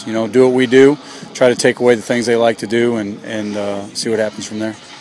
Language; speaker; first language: English; native; English